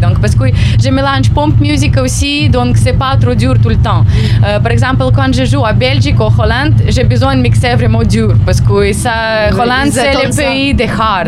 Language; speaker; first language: French; non-native, learner; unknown